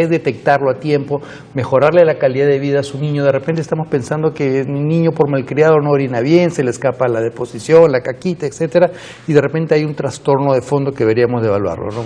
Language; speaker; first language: Spanish; native; Spanish